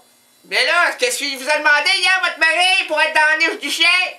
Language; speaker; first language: French; native; French